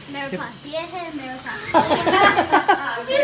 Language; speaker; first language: Hindi; early bilingual, heritage; Hindi